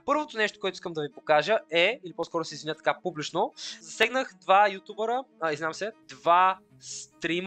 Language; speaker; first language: Bulgarian; native; Bulgarian